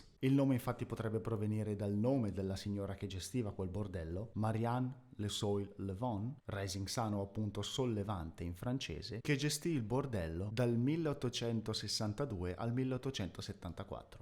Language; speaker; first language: Italian; native; Italian